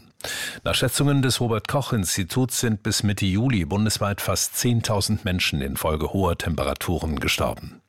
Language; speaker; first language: German; native; German